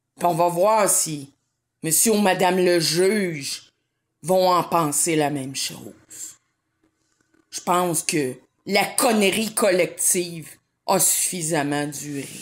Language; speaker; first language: French; native; French